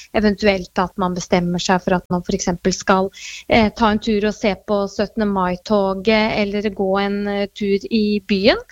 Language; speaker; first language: Norwegian; native; Norwegian